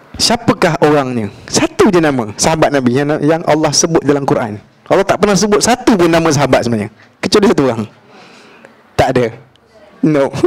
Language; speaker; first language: Malay; native; Malay